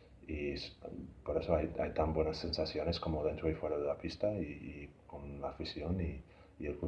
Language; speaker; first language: Spanish; non-native, fluent; English